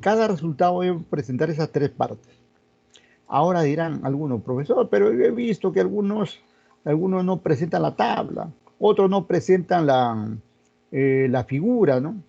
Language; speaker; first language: Spanish; native; Spanish